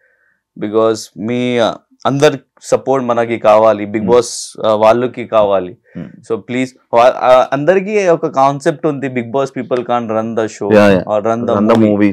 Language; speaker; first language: Telugu; non-native, learner; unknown